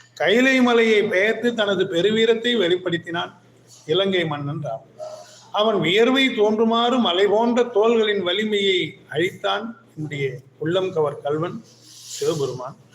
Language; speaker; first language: Tamil; native; Tamil